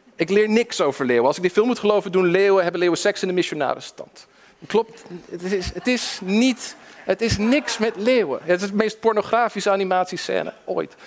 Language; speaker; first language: Dutch; early bilingual, other home language; English